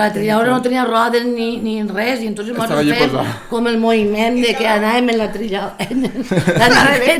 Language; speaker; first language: Catalan; native; Catalan